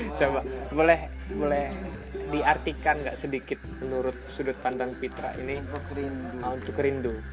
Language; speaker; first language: Indonesian; native; Indonesian